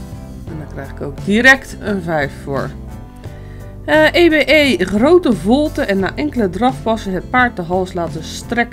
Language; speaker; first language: Dutch; native; Dutch